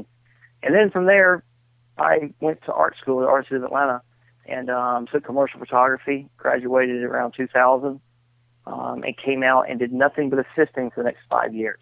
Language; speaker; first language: English; native; English